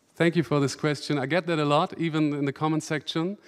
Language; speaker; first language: English; non-native, fluent; German